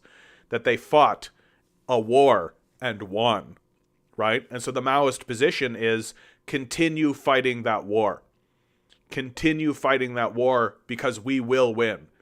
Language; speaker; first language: English; native; English